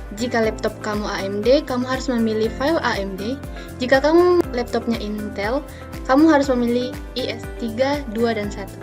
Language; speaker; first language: Indonesian; native; Indonesian